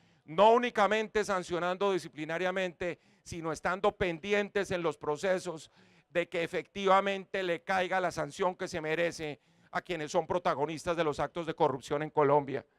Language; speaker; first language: Spanish; native; Spanish